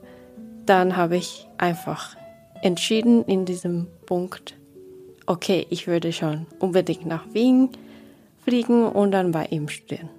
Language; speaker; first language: German; non-native, learner; Japanese